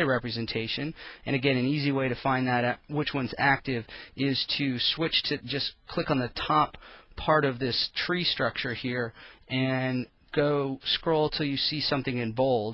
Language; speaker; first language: English; native; English